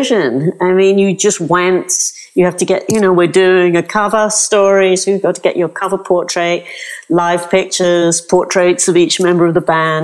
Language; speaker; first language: English; native; English